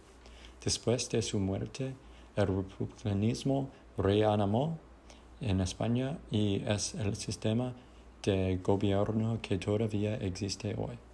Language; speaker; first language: Spanish; non-native, learner; English